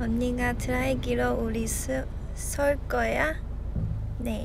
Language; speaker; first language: Korean; non-native, fluent; Chinese